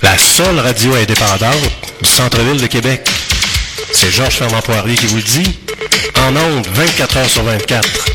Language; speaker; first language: French; native; French